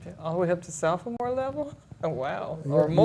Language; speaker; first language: English; native; English